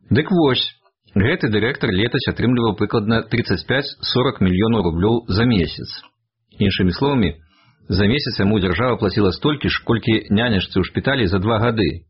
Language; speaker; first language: Belarusian; native; Belarusian